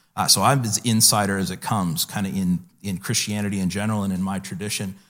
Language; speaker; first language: English; native; English